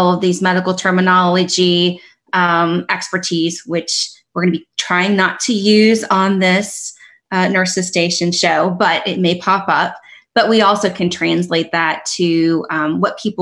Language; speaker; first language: English; native; English